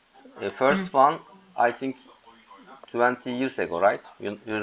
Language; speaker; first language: English; non-native, learner; Turkish